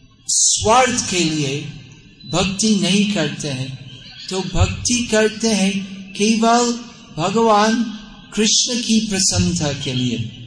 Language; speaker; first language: Hindi; non-native, fluent; English